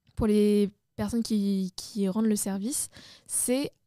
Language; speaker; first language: French; native; French